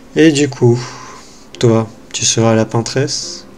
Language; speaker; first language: French; native; French